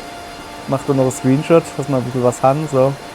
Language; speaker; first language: German; native; German